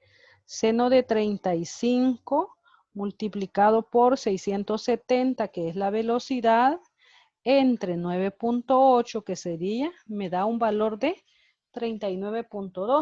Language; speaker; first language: Spanish; native; Spanish